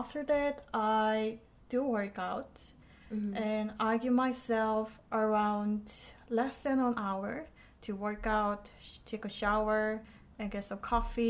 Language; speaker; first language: English; non-native, fluent; Korean